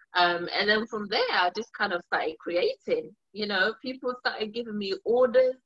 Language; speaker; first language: English; early bilingual, other home language; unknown